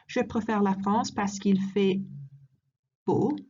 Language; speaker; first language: French; non-native, learner; English